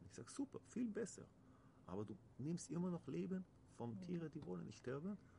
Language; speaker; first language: German; non-native, learner; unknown